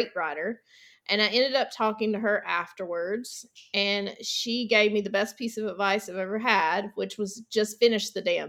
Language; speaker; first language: English; native; English